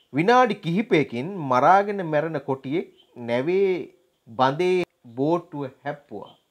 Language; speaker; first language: Sinhala; native; Sinhala